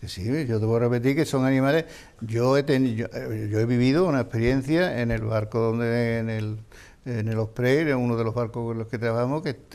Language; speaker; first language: Spanish; native; Spanish